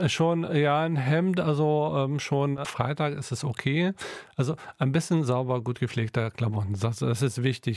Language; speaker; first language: German; non-native, local second language; Arabic